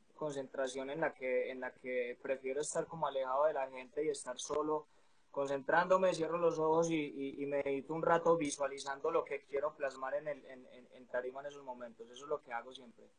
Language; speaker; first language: Spanish; native; Spanish